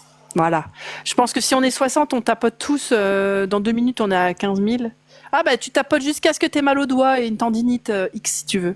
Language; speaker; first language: French; native; French